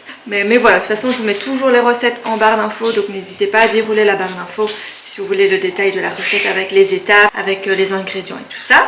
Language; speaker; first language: French; native; French